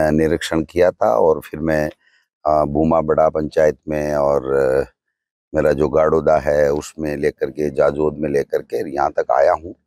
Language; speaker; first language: Hindi; native; Hindi